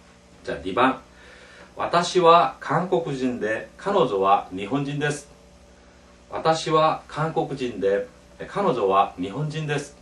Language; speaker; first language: Japanese; non-native, fluent; Korean